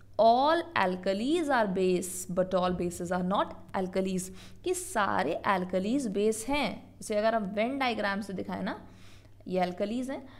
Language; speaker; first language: Hindi; native; Hindi